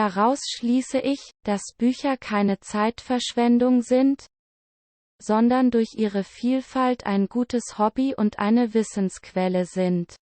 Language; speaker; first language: German; non-native, learner; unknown